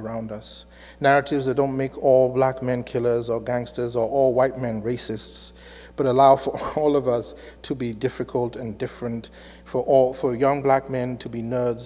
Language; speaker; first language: English; native; English